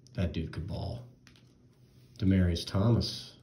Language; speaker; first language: English; native; English